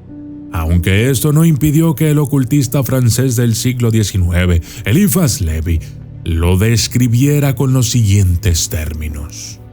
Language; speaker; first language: Spanish; native; Spanish